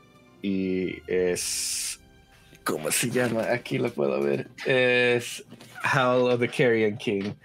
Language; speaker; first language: Spanish; early bilingual, heritage; Spanish